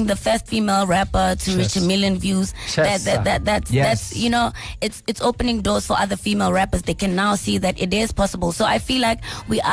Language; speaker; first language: English; non-native, local second language; Tswana